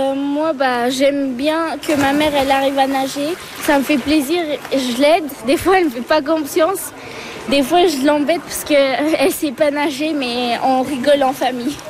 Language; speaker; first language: French; early bilingual, other home language; Turkish